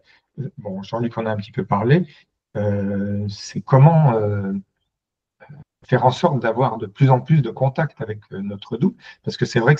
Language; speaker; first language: French; native; French